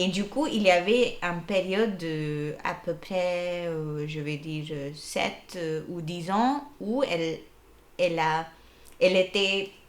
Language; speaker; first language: French; non-native, fluent; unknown